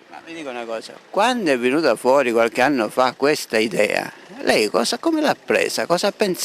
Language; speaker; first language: Italian; native; Italian